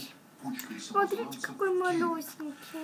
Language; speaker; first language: Russian; non-native, learner; Turkish